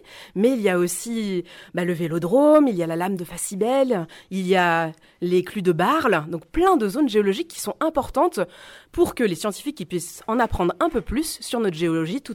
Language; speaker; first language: French; native; French